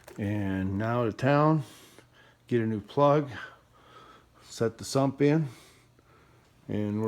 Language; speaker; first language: English; native; English